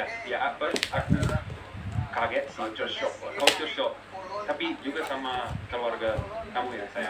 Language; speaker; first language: Indonesian; non-native, learner; English